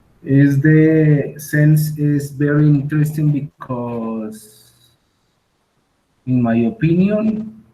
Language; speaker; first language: English; non-native, learner; Spanish